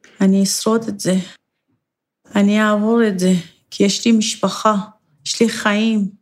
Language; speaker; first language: Hebrew; non-native, fluent; Persian